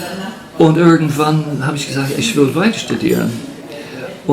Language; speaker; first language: German; non-native, fluent; English